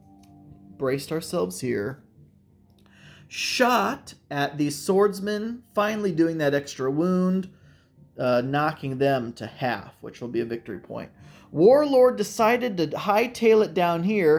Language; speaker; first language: English; native; English